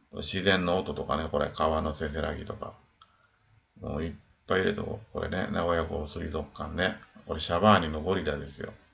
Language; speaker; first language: Japanese; native; Japanese